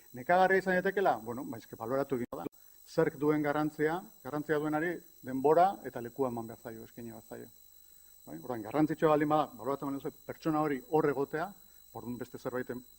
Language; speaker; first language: Basque; native; Basque